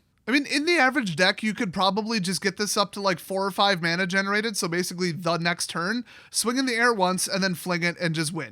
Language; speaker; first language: English; native; English